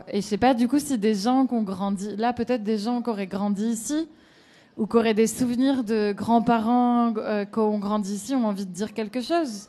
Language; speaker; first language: French; native; French